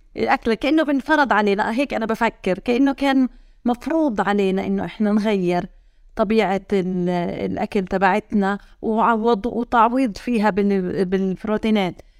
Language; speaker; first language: Arabic; native; Arabic